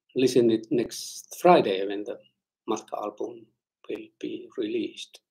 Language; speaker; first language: English; non-native, learner; Finnish